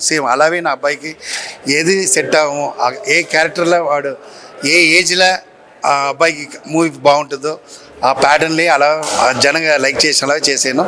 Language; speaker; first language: Telugu; non-native, local second language; Tamil